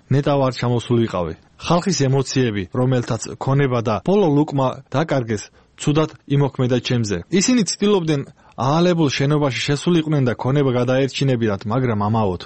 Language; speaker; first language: Georgian; non-native, local second language; Azerbaijani